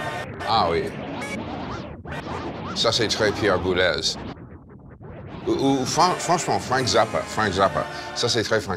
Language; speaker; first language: French; non-native, fluent; English